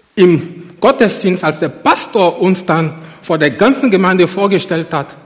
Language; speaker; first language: German; non-native, fluent; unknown